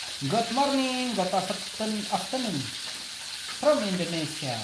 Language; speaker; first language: English; non-native, learner; Indonesian